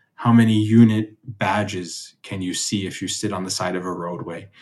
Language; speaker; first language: English; native; English